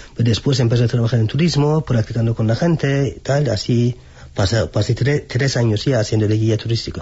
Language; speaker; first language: Spanish; non-native, fluent; Turkish